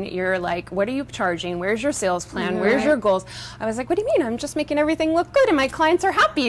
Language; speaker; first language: English; native; English